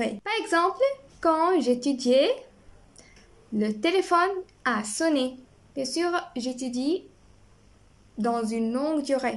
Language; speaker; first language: French; non-native, fluent; Arabic